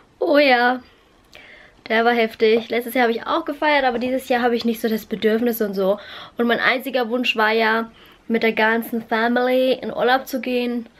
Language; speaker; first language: German; early bilingual, other home language; Vietnamese